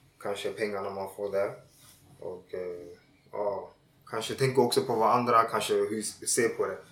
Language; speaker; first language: Swedish; early bilingual, other home language; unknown